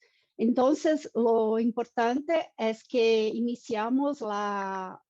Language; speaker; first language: Spanish; non-native, fluent; Portuguese